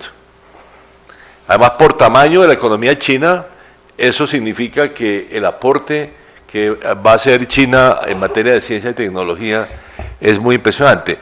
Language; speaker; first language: Spanish; native; Spanish